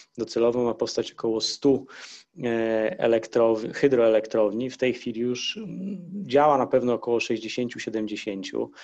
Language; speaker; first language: Polish; native; Polish